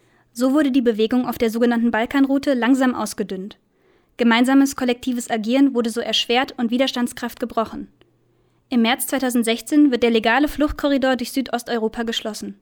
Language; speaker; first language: German; native; German